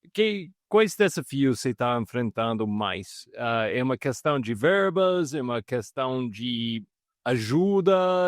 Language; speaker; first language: Portuguese; non-native, fluent; English